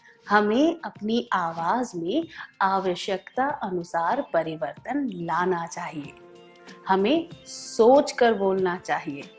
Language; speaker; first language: Hindi; native; Hindi